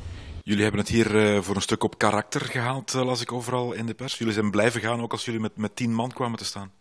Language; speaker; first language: Dutch; native; Dutch